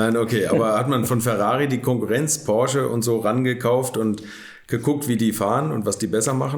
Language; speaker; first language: German; native; German